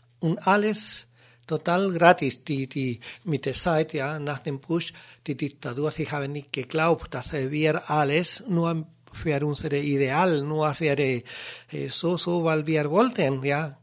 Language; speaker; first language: German; non-native, learner; Spanish